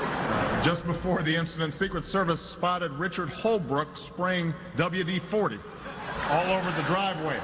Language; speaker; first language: English; native; English